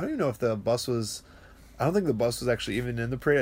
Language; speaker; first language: English; native; English